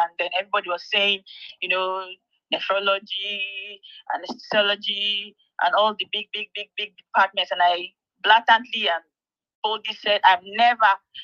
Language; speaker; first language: English; non-native, local second language; Igbo